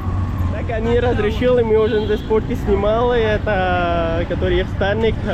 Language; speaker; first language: Russian; non-native, learner; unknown